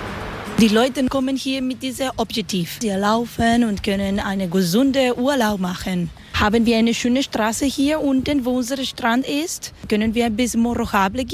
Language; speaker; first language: German; non-native, learner; Spanish